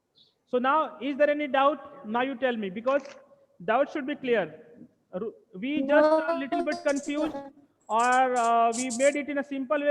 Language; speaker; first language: English; non-native, local second language; Hindi